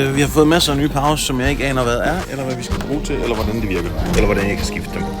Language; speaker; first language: Danish; native; Danish